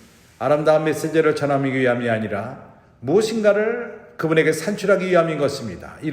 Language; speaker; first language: Korean; native; Korean